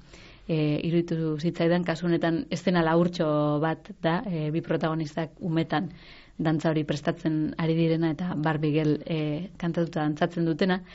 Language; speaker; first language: Basque; native; Basque